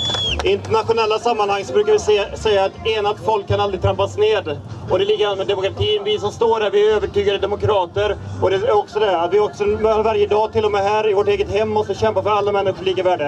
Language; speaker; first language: Swedish; native; Swedish